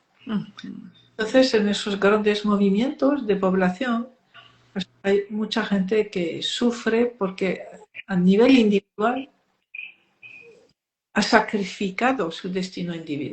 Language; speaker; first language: Spanish; non-native, fluent; French